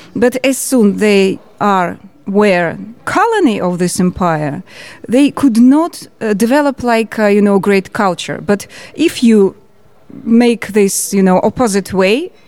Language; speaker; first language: English; non-native, learner; Georgian